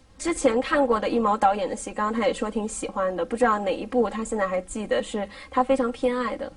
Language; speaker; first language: Chinese; native; Chinese